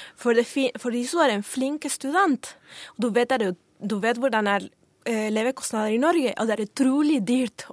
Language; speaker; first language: Norwegian; non-native, fluent; Spanish